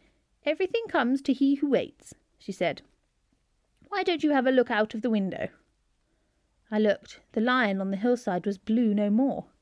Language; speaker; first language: English; native; English